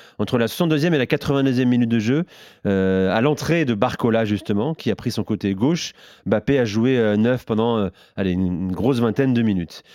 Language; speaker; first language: French; native; French